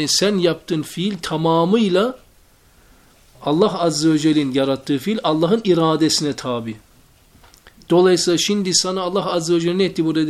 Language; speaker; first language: Turkish; native; Turkish